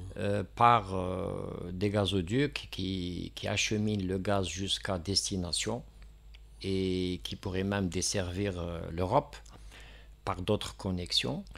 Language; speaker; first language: French; non-native, local second language; Kabyle